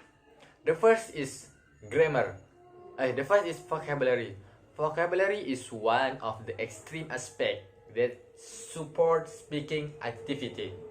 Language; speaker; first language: English; non-native, learner; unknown